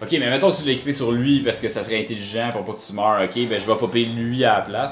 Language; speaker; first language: French; native; French